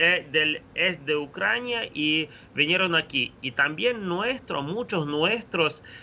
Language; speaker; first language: Spanish; non-native, fluent; Ukrainian